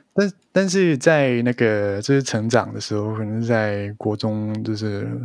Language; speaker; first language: Chinese; non-native, local second language; Cantonese